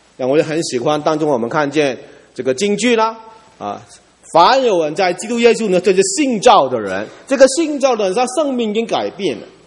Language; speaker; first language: Chinese; non-native, local second language; Cantonese